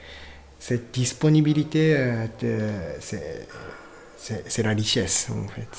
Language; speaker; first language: French; non-native, fluent; Japanese